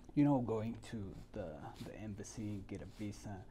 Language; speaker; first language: English; non-native, fluent; Spanish